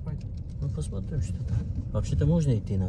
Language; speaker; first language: Russian; non-native, learner; Turkish